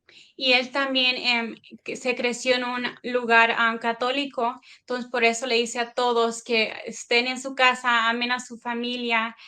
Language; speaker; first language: Spanish; early bilingual, heritage; Spanish